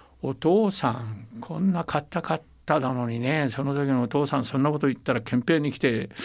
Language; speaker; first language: Japanese; native; Japanese